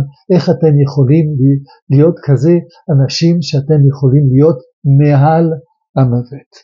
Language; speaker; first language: Hebrew; non-native, fluent; French